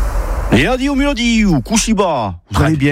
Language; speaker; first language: French; native; French